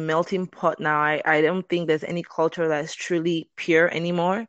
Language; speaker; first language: English; non-native, local second language; Yoruba